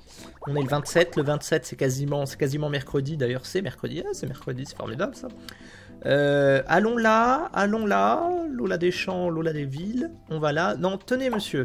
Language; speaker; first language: French; native; French